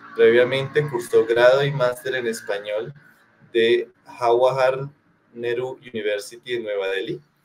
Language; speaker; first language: Spanish; native; Spanish